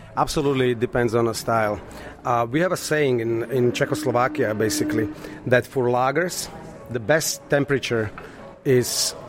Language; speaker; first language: English; non-native, fluent; Slovak